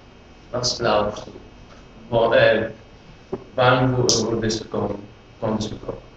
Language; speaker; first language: German; non-native, learner; Greek